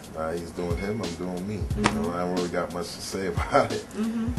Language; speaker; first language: English; native; English